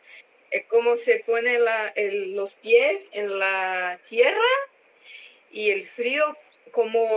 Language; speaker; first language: Spanish; non-native, learner; Portuguese